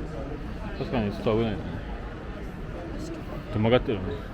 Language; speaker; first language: Japanese; non-native, learner; French